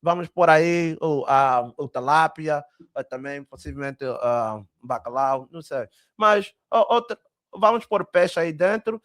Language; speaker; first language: Portuguese; early bilingual, heritage; Portuguese